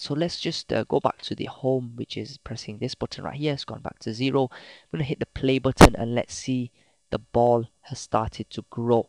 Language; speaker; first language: English; native; English